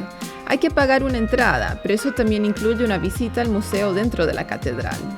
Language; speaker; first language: Spanish; native; Spanish